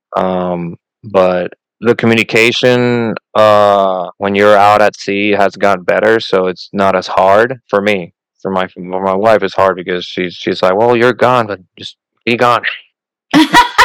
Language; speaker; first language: English; non-native, fluent; Spanish